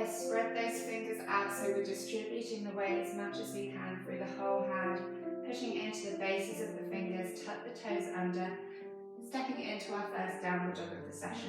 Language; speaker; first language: English; native; English